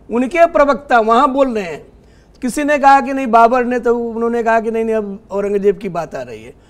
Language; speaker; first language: Hindi; native; Hindi